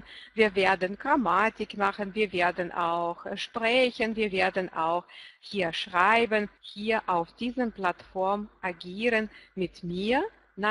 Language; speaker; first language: German; non-native, fluent; French